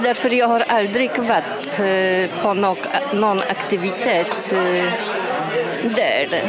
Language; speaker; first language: Swedish; non-native, fluent; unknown